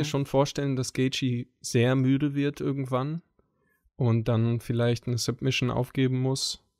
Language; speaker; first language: German; native; German